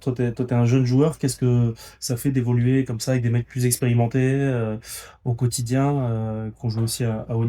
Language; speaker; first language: French; native; French